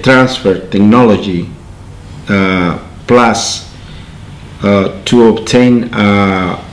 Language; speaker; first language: English; non-native, learner; Spanish